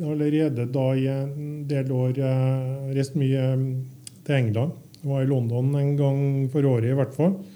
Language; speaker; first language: Norwegian; native; Norwegian